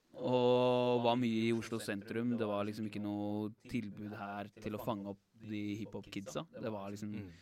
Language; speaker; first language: Norwegian; native; Norwegian